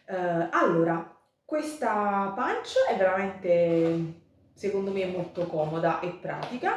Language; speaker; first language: Italian; native; Italian